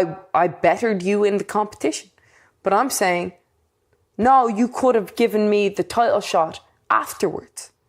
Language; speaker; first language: English; native; English